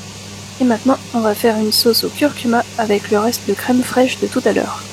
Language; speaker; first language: French; native; French